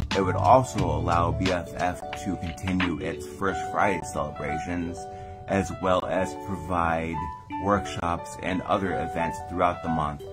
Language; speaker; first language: English; native; English